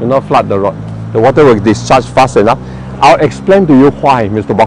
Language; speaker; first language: English; non-native, local second language; Chinese